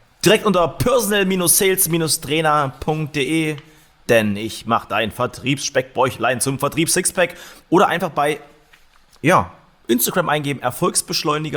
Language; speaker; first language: German; native; German